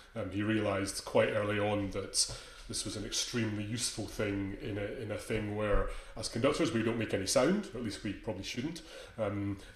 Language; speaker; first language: English; native; English